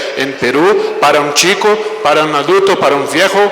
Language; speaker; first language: Spanish; non-native, fluent; Portuguese